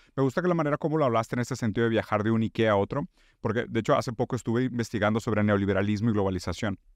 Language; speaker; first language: Spanish; non-native, fluent; Portuguese